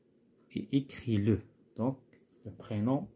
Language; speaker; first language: French; non-native, local second language; Arabic